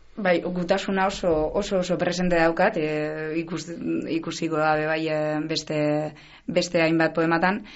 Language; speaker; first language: Basque; non-native, local second language; Spanish